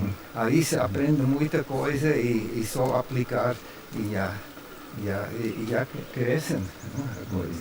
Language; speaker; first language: Portuguese; non-native, fluent; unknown